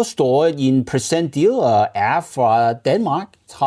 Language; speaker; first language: Danish; non-native, learner; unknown